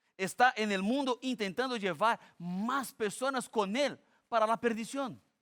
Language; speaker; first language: Spanish; non-native, fluent; Portuguese